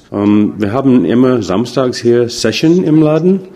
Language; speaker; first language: German; non-native, fluent; English